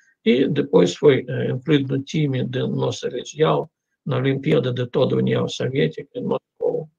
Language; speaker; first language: Portuguese; non-native, fluent; Russian